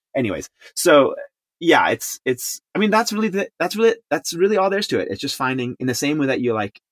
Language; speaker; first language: English; non-native, local second language; Chinese